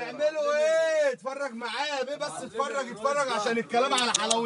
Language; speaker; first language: Arabic; native; Arabic